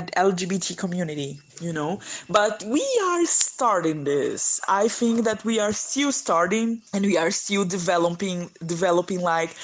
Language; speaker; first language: English; non-native, fluent; Portuguese